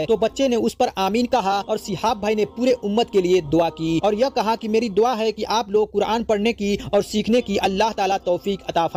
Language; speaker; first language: Hindi; native; Hindi